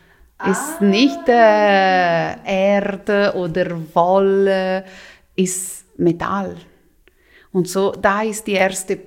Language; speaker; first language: German; non-native, local second language; Italian